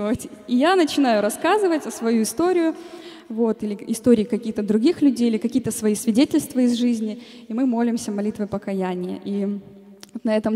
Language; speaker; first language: Russian; native; Russian